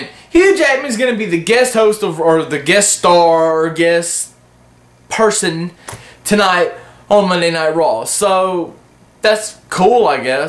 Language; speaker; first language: English; native; English